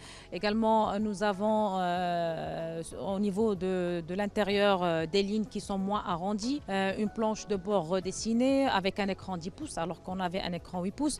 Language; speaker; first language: French; non-native, local second language; Arabic